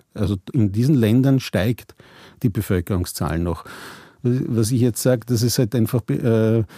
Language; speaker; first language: German; native; German